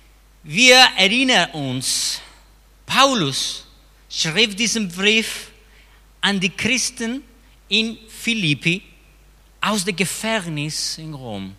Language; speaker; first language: German; non-native, fluent; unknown